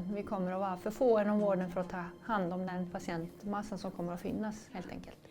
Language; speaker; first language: Swedish; native; Swedish